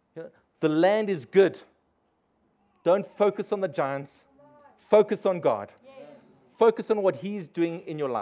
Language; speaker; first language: English; native; English